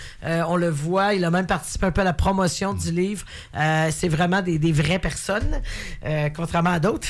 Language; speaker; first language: French; native; French